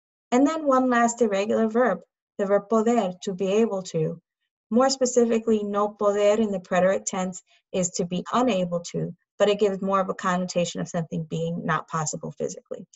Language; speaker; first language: English; native; English